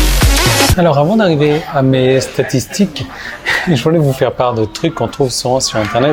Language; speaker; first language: French; native; French